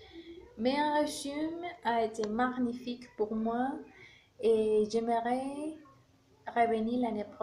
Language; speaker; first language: French; non-native, learner; Spanish